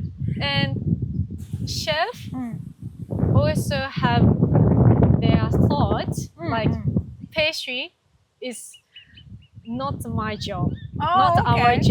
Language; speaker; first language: English; non-native, learner; Japanese